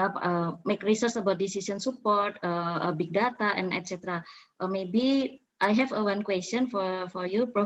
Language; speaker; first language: English; non-native, learner; Indonesian